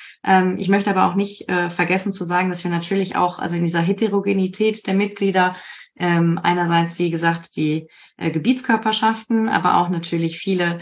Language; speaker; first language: German; native; German